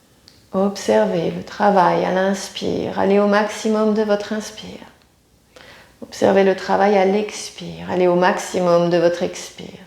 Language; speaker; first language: French; native; French